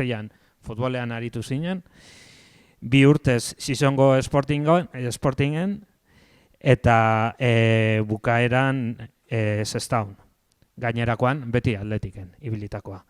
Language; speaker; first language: Basque; native; Basque